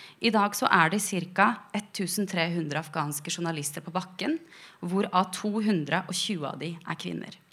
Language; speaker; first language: Norwegian; early bilingual, other home language; Persian